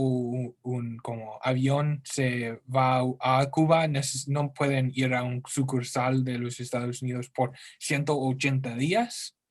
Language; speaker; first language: Spanish; non-native, learner; English